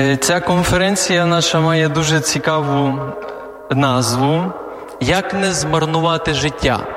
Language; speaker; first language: Ukrainian; non-native, local second language; Hungarian